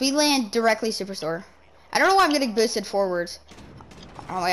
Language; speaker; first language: English; native; English